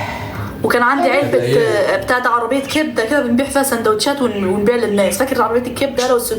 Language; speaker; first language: Arabic; native; Arabic